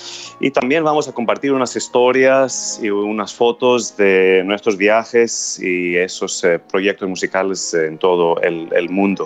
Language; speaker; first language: Spanish; non-native, fluent; Greek